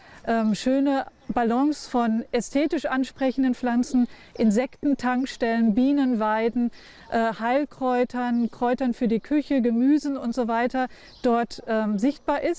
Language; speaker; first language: German; native; German